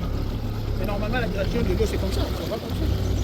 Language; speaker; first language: French; native; French